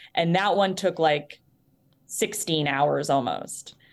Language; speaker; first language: English; native; English